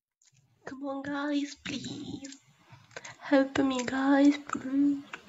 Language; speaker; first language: English; non-native, learner; Italian